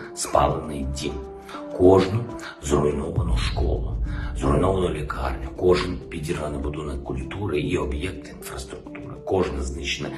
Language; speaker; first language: Ukrainian; non-native, local second language; Russian